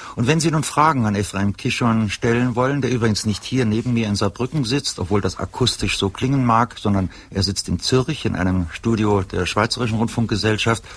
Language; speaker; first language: German; native; German